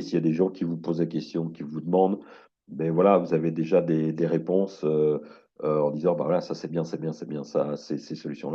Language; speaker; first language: French; native; French